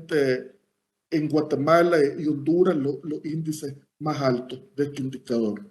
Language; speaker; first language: Spanish; native; Spanish